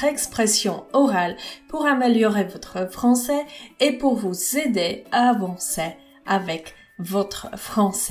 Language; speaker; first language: French; non-native, fluent; Polish